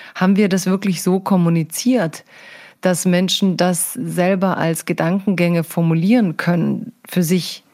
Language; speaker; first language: German; native; German